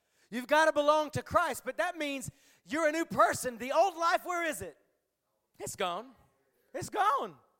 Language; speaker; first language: English; native; English